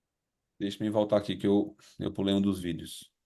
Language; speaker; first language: Portuguese; native; Portuguese